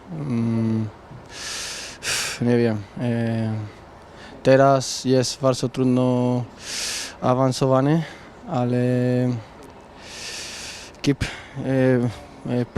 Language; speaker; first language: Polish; non-native, learner; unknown